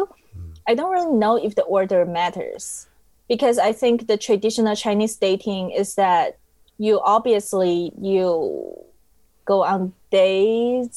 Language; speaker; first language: English; non-native, fluent; Chinese